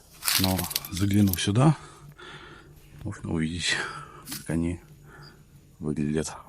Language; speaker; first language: Russian; native; Russian